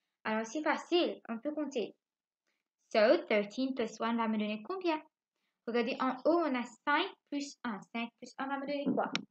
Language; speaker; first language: French; non-native, local second language; Morisyen